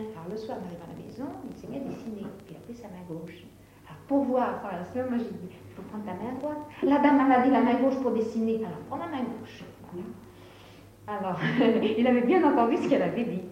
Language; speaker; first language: French; native; French